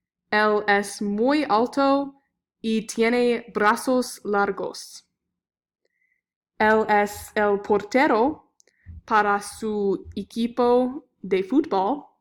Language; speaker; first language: Spanish; non-native, learner; English